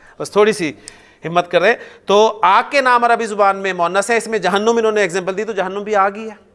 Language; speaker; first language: Urdu; native; Urdu